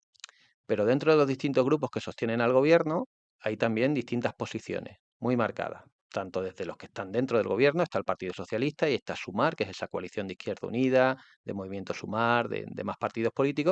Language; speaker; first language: Spanish; native; Spanish